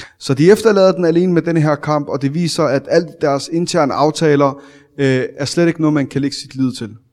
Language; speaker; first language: Danish; early bilingual, other home language; Arabic